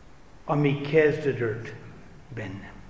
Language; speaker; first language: Hungarian; non-native, fluent; English